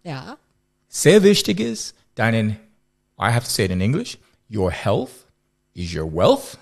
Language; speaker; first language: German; non-native, learner; English